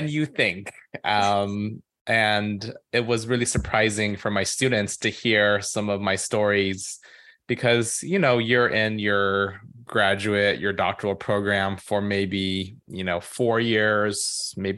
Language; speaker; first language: English; native; English